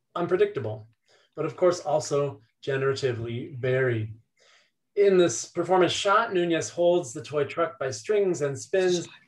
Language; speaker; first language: English; native; English